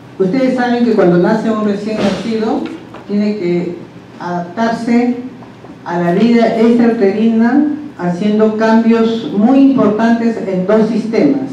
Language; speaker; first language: Spanish; native; Spanish